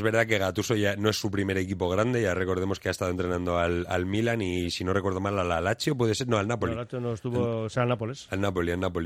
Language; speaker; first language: Spanish; native; Spanish